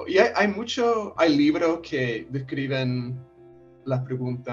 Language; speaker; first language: Spanish; non-native, fluent; English